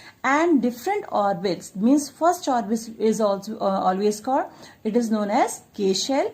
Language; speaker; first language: English; non-native, local second language; Hindi